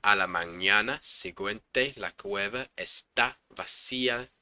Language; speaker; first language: Spanish; non-native, learner; English